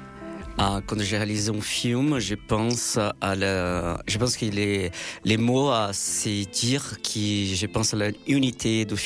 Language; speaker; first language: French; non-native, fluent; Portuguese